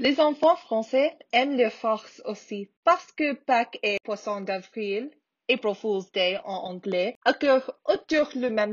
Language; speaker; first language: French; non-native, learner; English